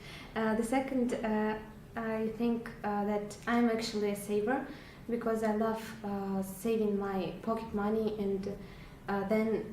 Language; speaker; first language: English; non-native, learner; Russian